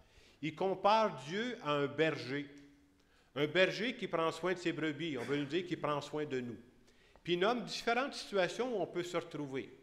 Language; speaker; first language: French; native; French